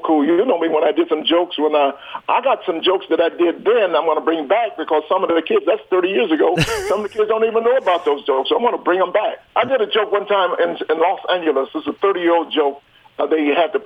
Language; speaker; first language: English; native; English